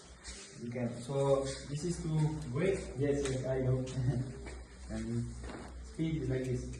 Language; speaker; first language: English; non-native, learner; Dutch